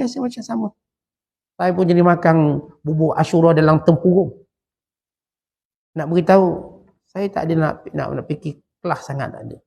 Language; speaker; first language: Malay; native; Malay